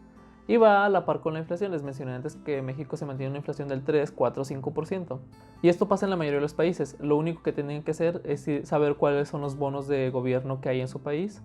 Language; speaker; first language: Spanish; native; Spanish